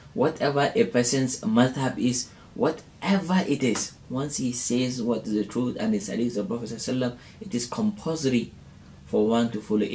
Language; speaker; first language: English; non-native, local second language; Hausa